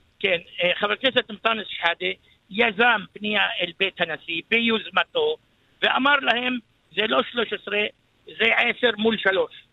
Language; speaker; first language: Hebrew; non-native, local second language; Arabic